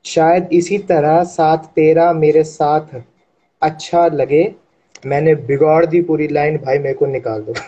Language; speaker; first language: Hindi; native; Hindi